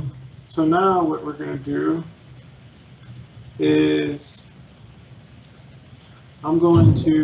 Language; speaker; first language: English; native; English